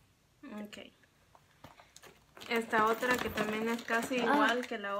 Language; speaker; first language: Spanish; native; Spanish